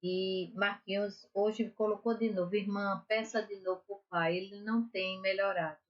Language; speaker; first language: Portuguese; native; Portuguese